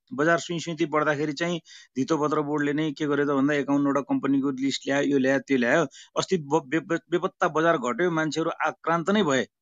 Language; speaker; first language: Nepali; native; Nepali